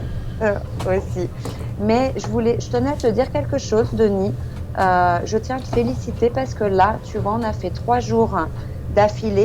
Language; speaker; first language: French; non-native, fluent; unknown